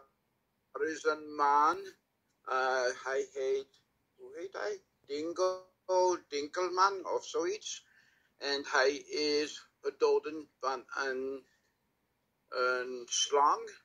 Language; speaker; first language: Dutch; non-native, learner; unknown